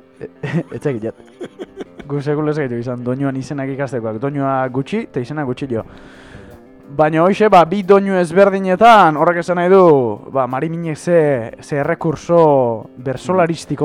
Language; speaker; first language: Basque; native; Basque